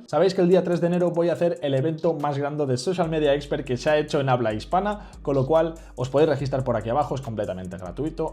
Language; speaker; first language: Spanish; native; Spanish